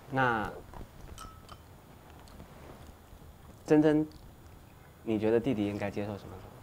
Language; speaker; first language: Chinese; native; Chinese